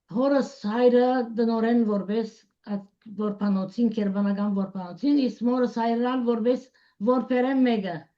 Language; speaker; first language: Armenian; early bilingual, heritage; Armenian